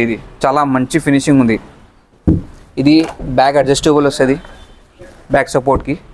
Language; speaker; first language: Telugu; non-native, local second language; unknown